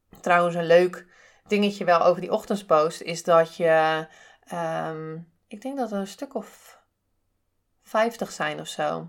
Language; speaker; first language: Dutch; native; Dutch